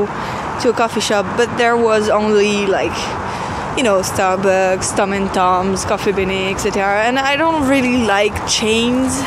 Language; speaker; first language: English; non-native, fluent; French